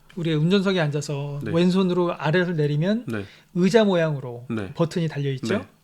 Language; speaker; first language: Korean; native; Korean